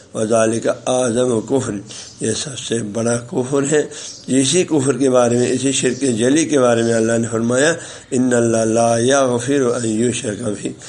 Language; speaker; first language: Urdu; non-native, local second language; Balti